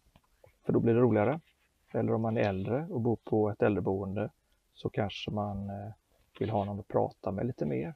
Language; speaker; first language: Swedish; native; Swedish